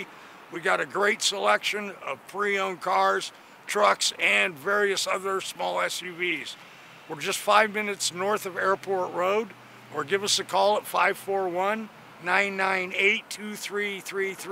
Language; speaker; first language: English; native; English